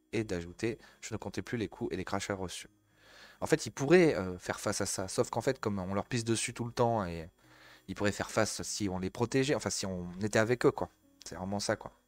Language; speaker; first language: French; native; French